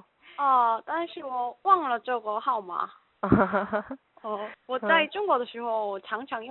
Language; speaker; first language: Chinese; non-native, learner; Korean